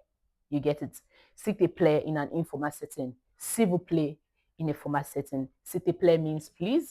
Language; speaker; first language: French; non-native, learner; Yoruba